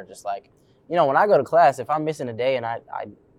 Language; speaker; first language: English; native; English